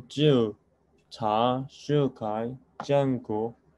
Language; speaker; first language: Chinese; non-native, learner; Korean